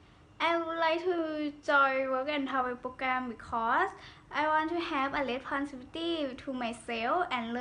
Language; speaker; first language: English; non-native, learner; Thai